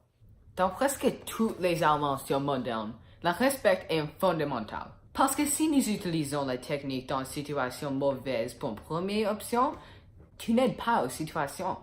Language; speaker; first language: French; non-native, learner; English